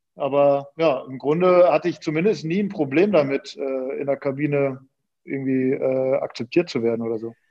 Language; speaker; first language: German; native; German